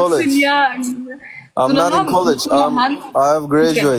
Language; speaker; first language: English; non-native, learner; Turkish